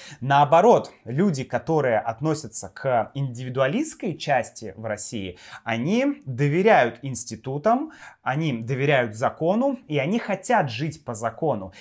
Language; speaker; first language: Russian; native; Russian